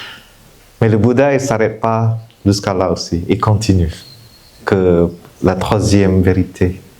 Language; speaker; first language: French; non-native, fluent; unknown